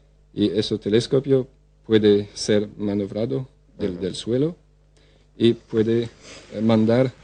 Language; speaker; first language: Spanish; non-native, fluent; French